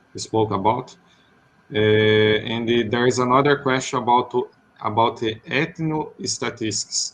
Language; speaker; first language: English; non-native, fluent; Portuguese